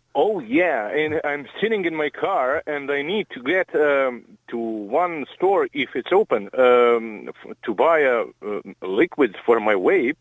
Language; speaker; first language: English; non-native, learner; Croatian